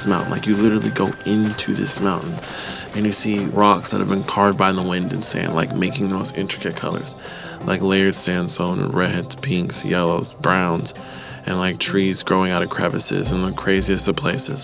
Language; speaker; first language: English; native; English